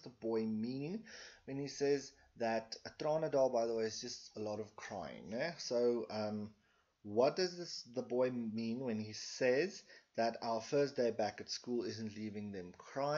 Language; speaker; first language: English; non-native, local second language; Afrikaans